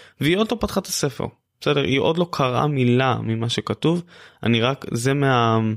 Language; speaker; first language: Hebrew; native; Hebrew